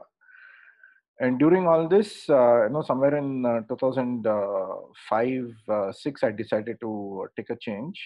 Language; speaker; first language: English; non-native, local second language; Kannada